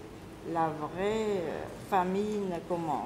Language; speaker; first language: French; non-native, local second language; Khmer